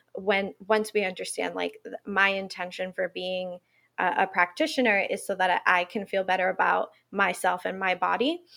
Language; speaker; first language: English; non-native, fluent; Spanish